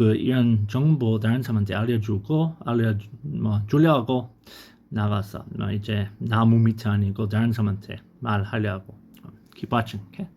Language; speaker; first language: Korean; non-native, learner; English